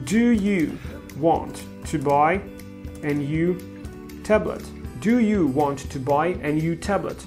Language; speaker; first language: English; non-native, fluent; Russian